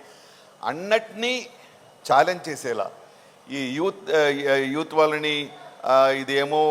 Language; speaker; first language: Telugu; non-native, fluent; Tamil